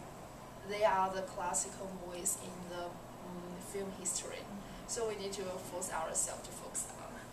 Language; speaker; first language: English; non-native, learner; Chinese